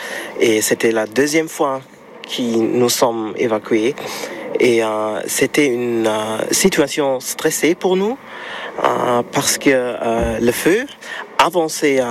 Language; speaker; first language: French; non-native, learner; German